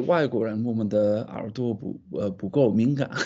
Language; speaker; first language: Chinese; non-native, fluent; English